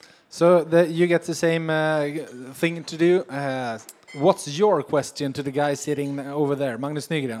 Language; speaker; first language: English; non-native, fluent; Swedish